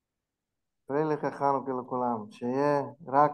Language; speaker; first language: Hebrew; non-native, fluent; Portuguese